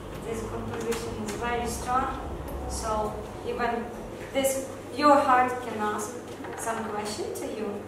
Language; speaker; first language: English; non-native, learner; Ukrainian